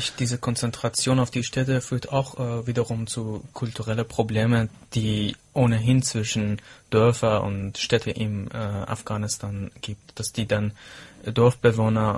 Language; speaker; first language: German; non-native, fluent; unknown